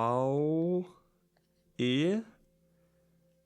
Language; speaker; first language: Portuguese; non-native, learner; German